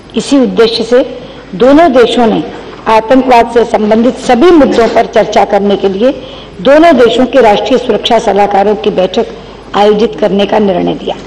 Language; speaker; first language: Hindi; native; Hindi